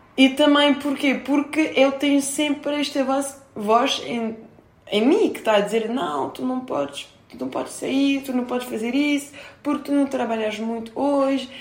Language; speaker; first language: Portuguese; non-native, fluent; French